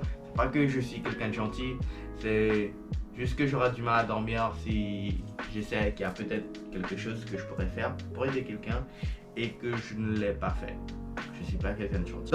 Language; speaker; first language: French; non-native, fluent; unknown